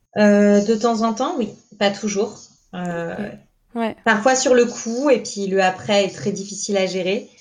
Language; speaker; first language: French; native; French